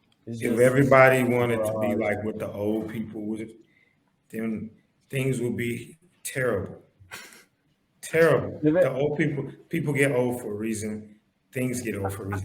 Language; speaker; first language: English; native; English